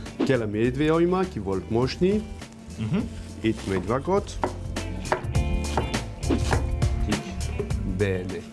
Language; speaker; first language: Hungarian; non-native, learner; French